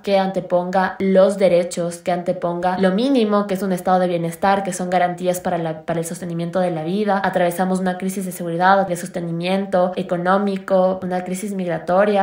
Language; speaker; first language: Spanish; native; Spanish